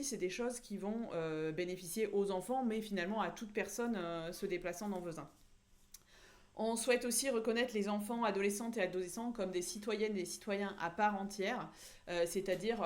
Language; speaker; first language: French; native; French